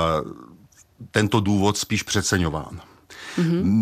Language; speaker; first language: Czech; native; Czech